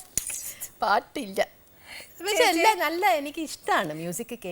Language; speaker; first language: Malayalam; non-native, fluent; Telugu